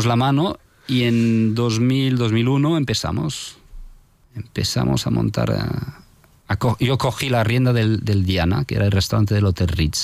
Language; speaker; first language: Spanish; non-native, fluent; French